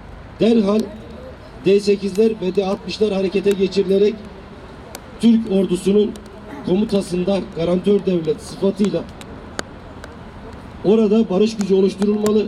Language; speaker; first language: Turkish; native; Turkish